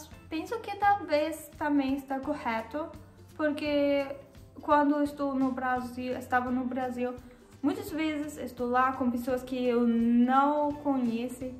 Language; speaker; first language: Portuguese; non-native, learner; German